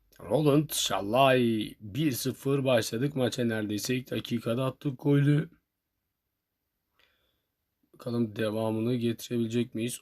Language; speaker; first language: Turkish; native; Turkish